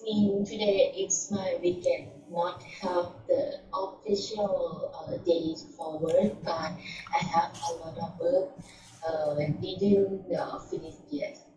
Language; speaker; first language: English; non-native, learner; Thai